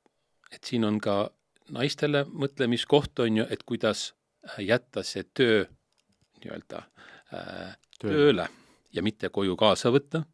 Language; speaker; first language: Estonian; native; Estonian